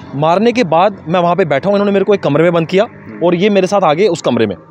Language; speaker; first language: Hindi; native; Hindi